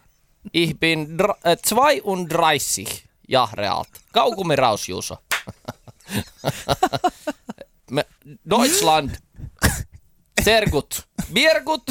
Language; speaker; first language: German; non-native, learner; Finnish